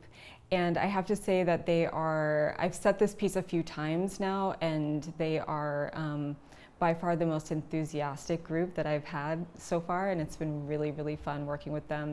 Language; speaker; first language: English; native; English